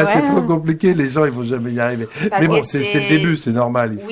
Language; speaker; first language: French; native; French